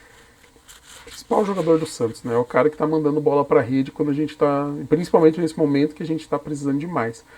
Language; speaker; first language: Portuguese; native; Portuguese